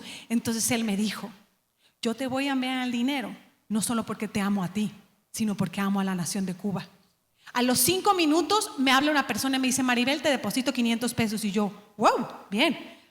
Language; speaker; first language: Spanish; native; Spanish